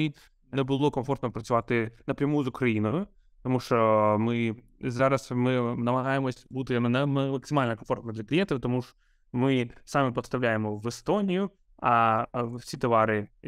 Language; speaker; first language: Ukrainian; non-native, local second language; Russian